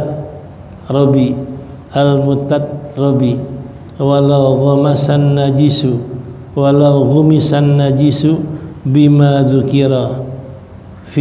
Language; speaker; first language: Arabic; non-native, fluent; Indonesian